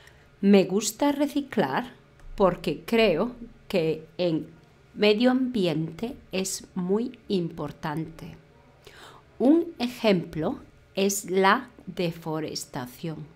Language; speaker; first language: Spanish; non-native, fluent; English